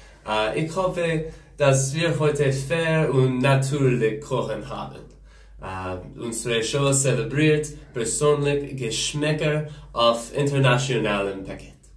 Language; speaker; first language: German; non-native, learner; English